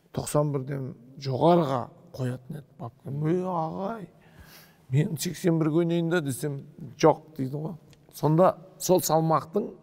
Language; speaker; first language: Kazakh; native; Kazakh